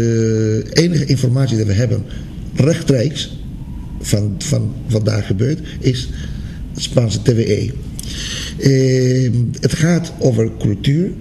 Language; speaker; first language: Dutch; non-native, fluent; Spanish